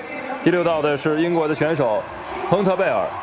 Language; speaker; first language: Chinese; native; Chinese